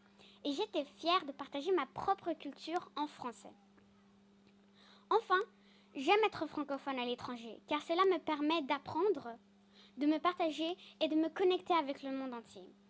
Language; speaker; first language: French; non-native, fluent; Greek